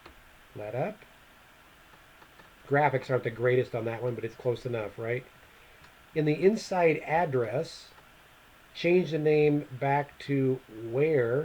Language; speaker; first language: English; native; English